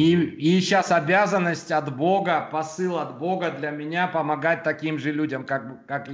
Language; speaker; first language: Russian; non-native, local second language; Georgian